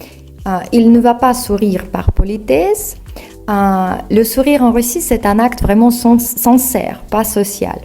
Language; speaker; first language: French; non-native, fluent; Russian